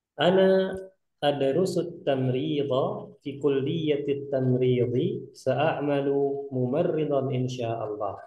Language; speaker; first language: Arabic; non-native, fluent; Indonesian